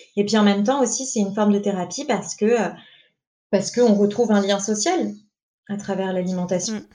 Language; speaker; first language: French; native; French